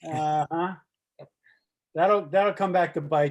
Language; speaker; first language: English; native; English